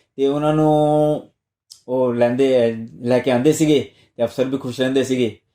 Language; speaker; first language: Punjabi; non-native, local second language; Hindi